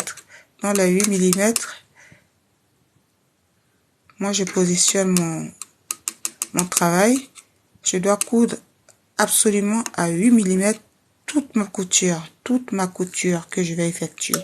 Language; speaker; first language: French; native; French